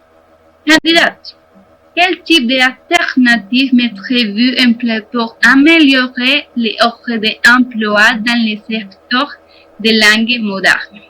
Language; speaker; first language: French; non-native, learner; Spanish